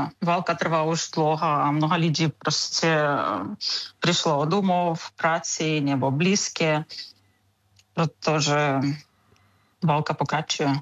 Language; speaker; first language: Czech; non-native, learner; Ukrainian